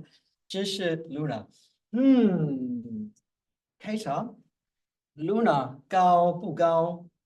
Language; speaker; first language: Chinese; non-native, fluent; English